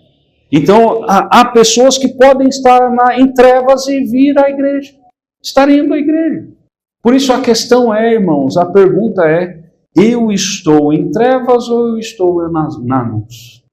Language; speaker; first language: Portuguese; native; Portuguese